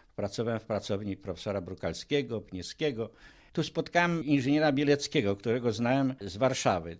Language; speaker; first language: Polish; native; Polish